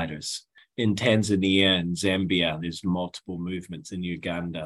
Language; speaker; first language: English; native; English